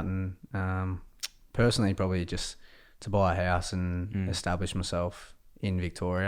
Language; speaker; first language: English; native; English